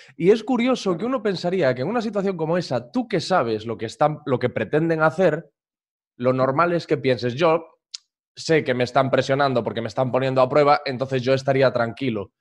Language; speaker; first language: Spanish; native; Spanish